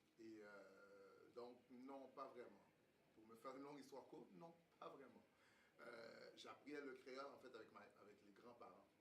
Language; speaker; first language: French; early bilingual, other home language; Haitian Creole